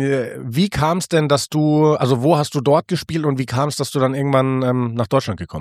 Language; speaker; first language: German; native; German